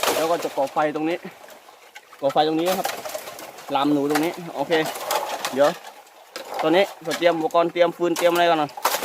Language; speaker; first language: Thai; native; Thai